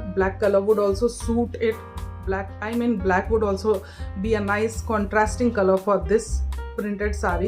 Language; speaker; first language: English; non-native, local second language; Hindi